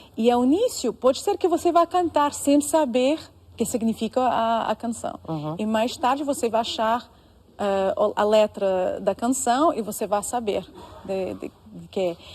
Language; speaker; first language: Portuguese; non-native, fluent; Russian